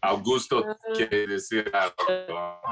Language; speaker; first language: Spanish; non-native, learner; English